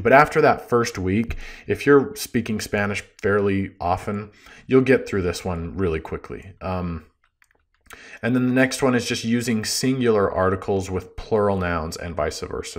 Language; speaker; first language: English; native; English